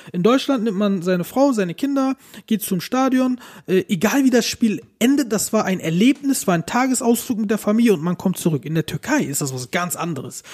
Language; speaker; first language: German; early bilingual, other home language; Turkish